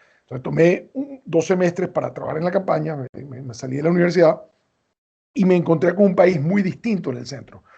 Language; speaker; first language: Spanish; native; Spanish